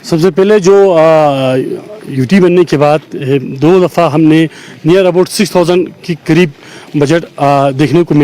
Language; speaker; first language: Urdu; non-native, local second language; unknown